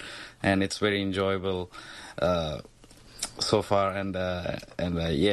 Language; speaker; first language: English; non-native, local second language; Punjabi